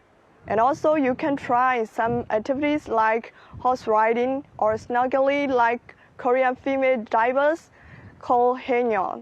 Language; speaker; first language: English; non-native, fluent; Burmese